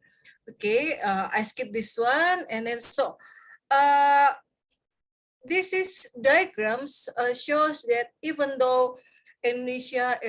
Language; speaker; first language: English; non-native, fluent; Indonesian